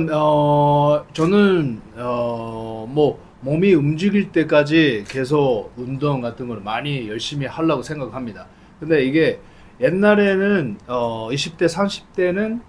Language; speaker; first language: Korean; early bilingual, heritage; Japanese